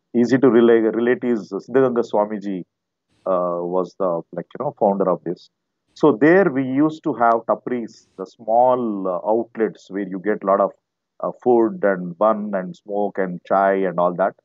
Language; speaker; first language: English; non-native, local second language; Telugu